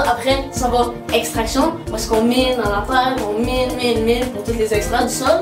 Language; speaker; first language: French; native; French